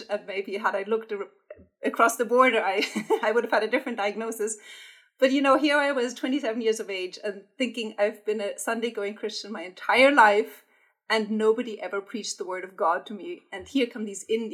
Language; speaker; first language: English; non-native, fluent; German